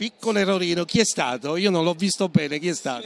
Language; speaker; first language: Italian; non-native, learner; Spanish